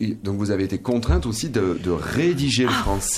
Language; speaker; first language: French; native; French